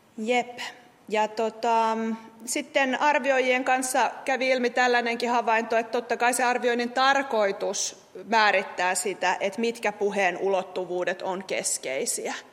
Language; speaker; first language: Finnish; native; Finnish